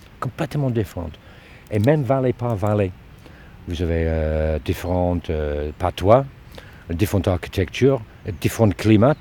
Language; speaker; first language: French; non-native, learner; English